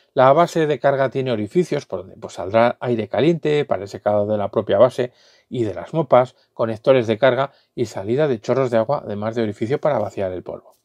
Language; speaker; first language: Spanish; native; Spanish